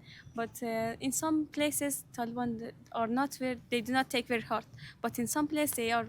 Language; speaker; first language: English; non-native, learner; Persian